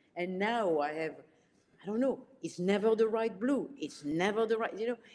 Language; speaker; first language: English; early bilingual, other home language; Arabic